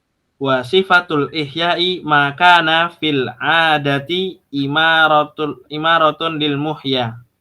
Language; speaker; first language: Arabic; non-native, learner; Indonesian